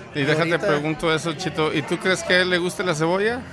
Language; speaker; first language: Spanish; native; Spanish